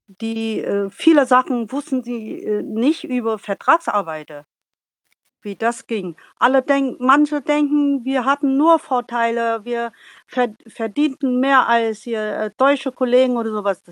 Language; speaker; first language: German; non-native, learner; Vietnamese